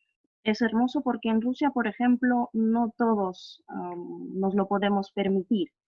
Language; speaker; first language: Spanish; non-native, fluent; Russian